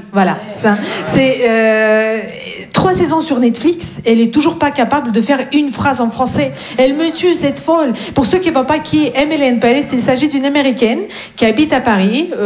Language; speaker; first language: French; non-native, fluent; Russian